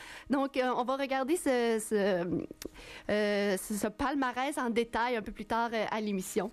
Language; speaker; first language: French; native; French